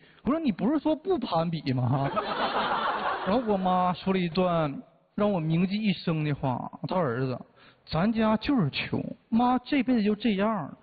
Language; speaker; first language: Chinese; native; Chinese